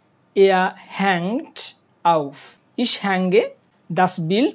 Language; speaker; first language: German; non-native, learner; Bangla